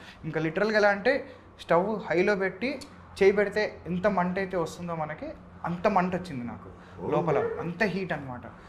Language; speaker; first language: Telugu; native; Telugu